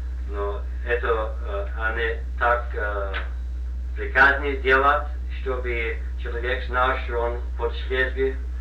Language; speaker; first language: Russian; non-native, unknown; English